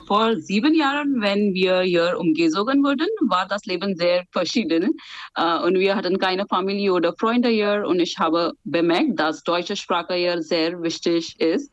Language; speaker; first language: German; non-native, fluent; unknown